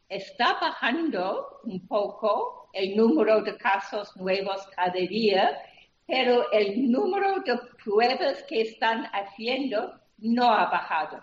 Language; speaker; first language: Spanish; non-native, fluent; English